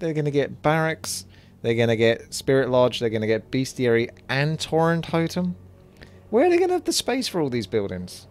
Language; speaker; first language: English; native; English